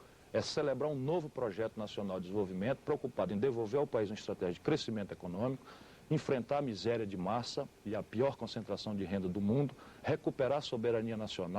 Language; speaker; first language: Portuguese; native; Portuguese